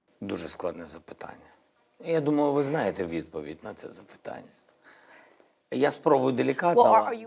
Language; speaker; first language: Ukrainian; non-native, local second language; Russian